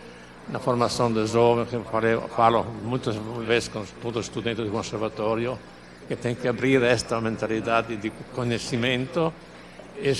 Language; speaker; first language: Portuguese; non-native, learner; Italian